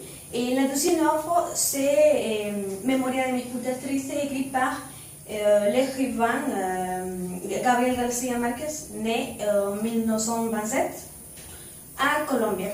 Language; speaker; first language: French; non-native, learner; Spanish